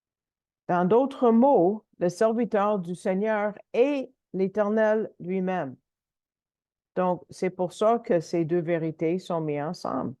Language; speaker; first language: French; native; French